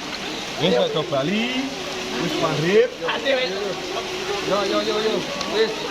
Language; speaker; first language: Indonesian; non-native, local second language; Javanese